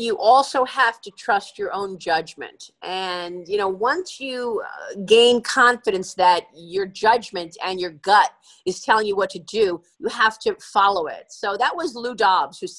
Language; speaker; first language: English; native; English